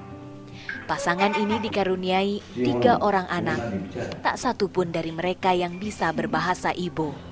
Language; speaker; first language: Indonesian; native; Indonesian